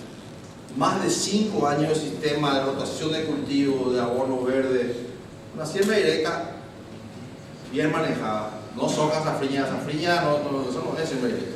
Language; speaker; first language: Spanish; native; Spanish